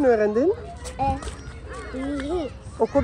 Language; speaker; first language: Turkish; early bilingual, heritage; Turkish